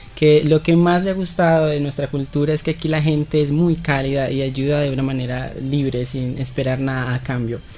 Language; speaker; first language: Spanish; native; Spanish